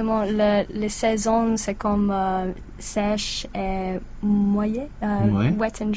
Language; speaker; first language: French; non-native, learner; English